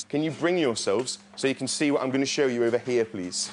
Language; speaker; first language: English; native; English